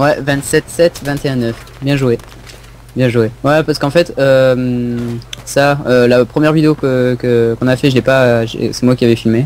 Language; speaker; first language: French; native; French